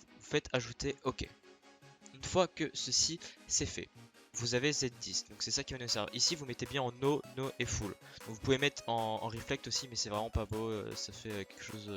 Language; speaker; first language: French; native; French